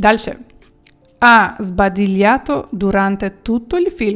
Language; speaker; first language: Italian; non-native, fluent; Ukrainian